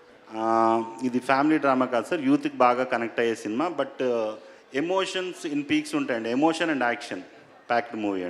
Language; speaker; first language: Telugu; native; Telugu